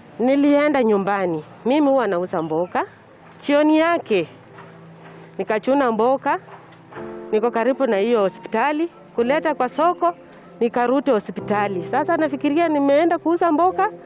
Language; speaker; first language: Swahili; non-native, local second language; Luyia